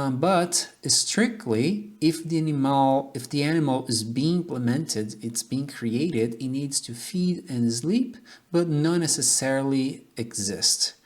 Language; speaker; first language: English; non-native, fluent; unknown